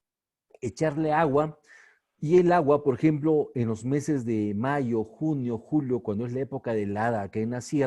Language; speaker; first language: Spanish; native; Spanish